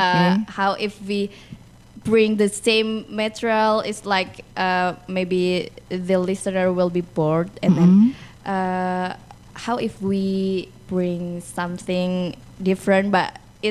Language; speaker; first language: English; non-native, learner; Indonesian